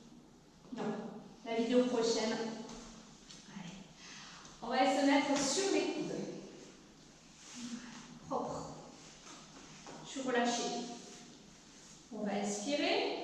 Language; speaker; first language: French; native; French